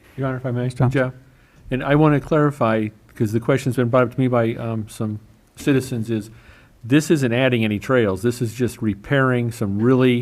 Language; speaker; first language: English; native; English